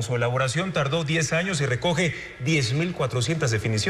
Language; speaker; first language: Spanish; native; Spanish